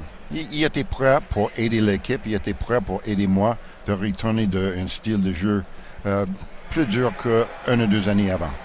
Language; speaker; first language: French; non-native, local second language; English